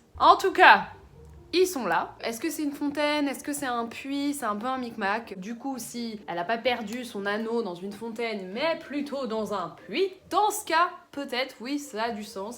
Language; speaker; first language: French; native; French